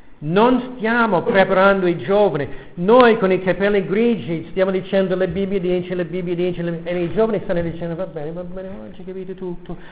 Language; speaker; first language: Italian; non-native, fluent; English